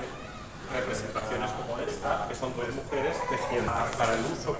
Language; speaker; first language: Spanish; native; Spanish